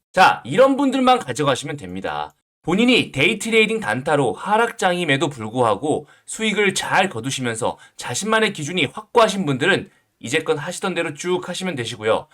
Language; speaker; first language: Korean; native; Korean